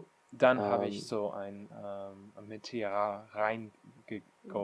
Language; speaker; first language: German; non-native, learner; English